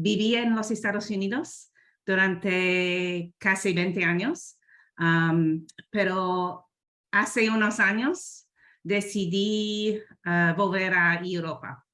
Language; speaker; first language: Spanish; non-native, learner; English